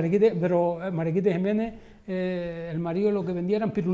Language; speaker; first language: Spanish; native; Spanish